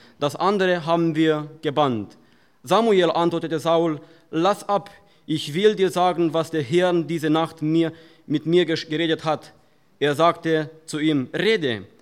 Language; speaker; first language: German; non-native, fluent; Russian